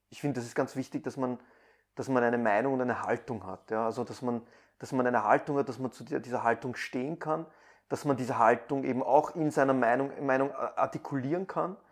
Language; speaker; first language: German; early bilingual, other home language; Persian